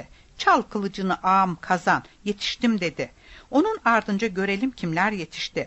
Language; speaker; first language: Turkish; native; Turkish